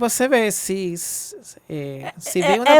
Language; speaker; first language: Portuguese; non-native, fluent; Spanish